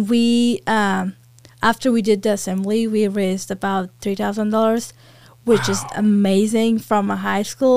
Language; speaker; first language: English; non-native, fluent; Persian